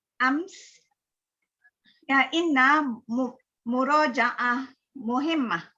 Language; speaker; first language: Arabic; non-native, learner; Malay